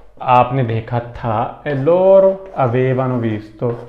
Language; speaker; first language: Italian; non-native, fluent; Urdu